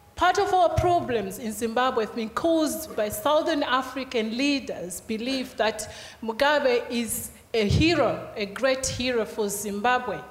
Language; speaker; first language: English; non-native, local second language; Shona